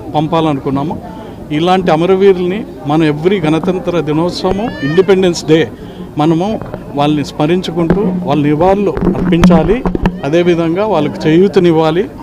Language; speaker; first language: Telugu; native; Telugu